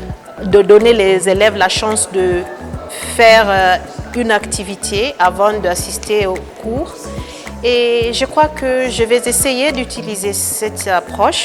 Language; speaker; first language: French; non-native, fluent; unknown